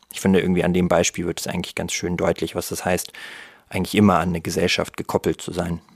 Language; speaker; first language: German; early bilingual, other home language; Russian